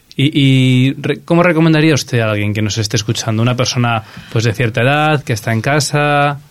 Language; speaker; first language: Spanish; non-native, local second language; Catalan